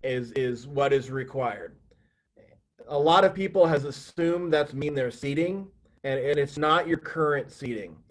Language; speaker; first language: English; native; English